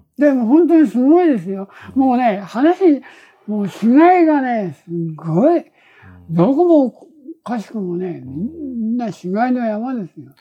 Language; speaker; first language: Japanese; native; Japanese